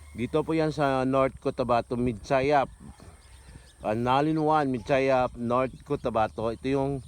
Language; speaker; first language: Filipino; non-native, local second language; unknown